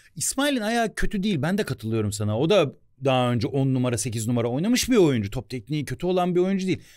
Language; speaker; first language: Turkish; native; Turkish